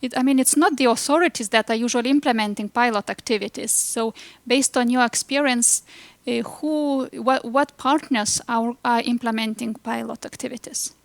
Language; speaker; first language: English; non-native, fluent; Lithuanian